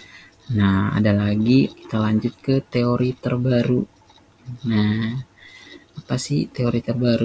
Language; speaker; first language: Indonesian; native; Indonesian